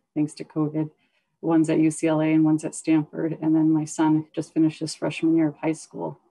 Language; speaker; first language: English; native; English